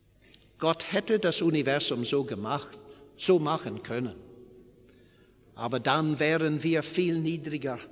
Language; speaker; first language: German; non-native, fluent; English